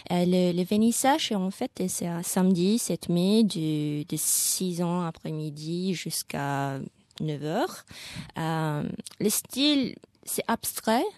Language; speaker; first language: French; non-native, learner; Indonesian